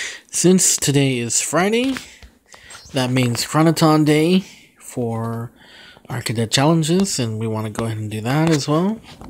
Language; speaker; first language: English; native; English